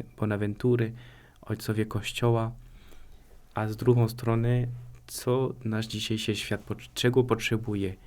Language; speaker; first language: Polish; non-native, fluent; French